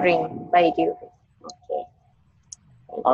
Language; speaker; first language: English; non-native, learner; Vietnamese